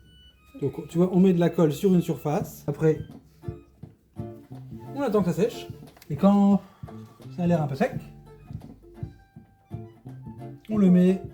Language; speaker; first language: French; native; French